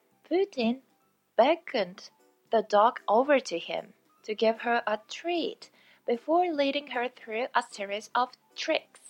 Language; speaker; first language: English; non-native, fluent; Japanese